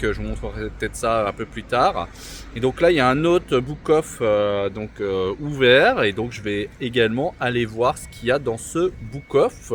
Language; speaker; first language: French; native; French